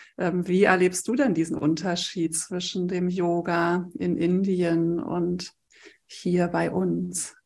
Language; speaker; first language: German; native; German